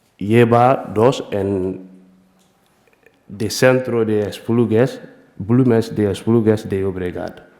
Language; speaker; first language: Spanish; non-native, learner; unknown